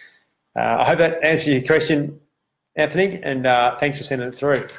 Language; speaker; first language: English; native; English